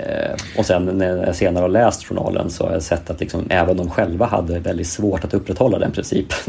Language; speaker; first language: Swedish; native; Swedish